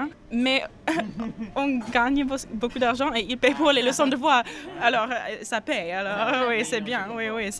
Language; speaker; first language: French; non-native, learner; English